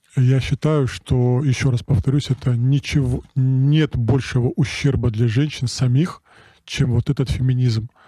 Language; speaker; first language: Russian; non-native, local second language; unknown